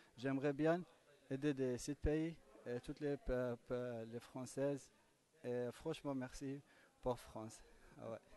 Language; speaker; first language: French; non-native, learner; Kurdish